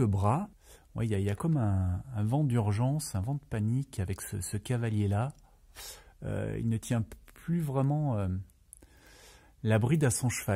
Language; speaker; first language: French; native; French